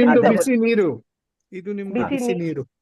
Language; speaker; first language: Kannada; non-native, learner; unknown